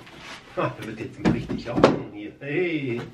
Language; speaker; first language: German; native; German